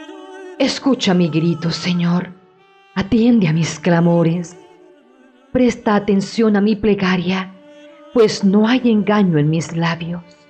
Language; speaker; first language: Spanish; native; Spanish